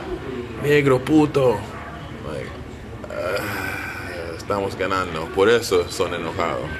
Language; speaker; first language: Spanish; non-native, learner; English